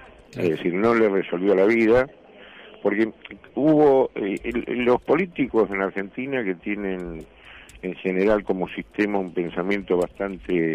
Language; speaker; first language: Spanish; native; Spanish